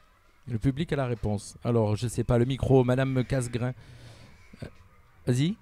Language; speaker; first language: French; native; French